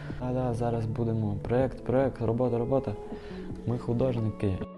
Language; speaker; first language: Ukrainian; non-native, local second language; Russian